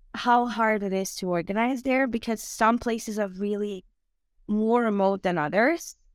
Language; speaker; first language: English; non-native, fluent; Croatian